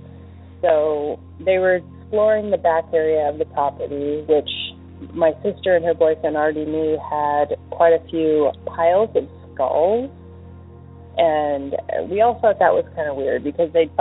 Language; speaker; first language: English; native; English